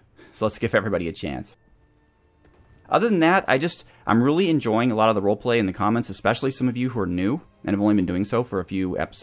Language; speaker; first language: English; native; English